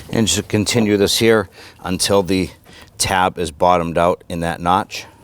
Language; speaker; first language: English; native; English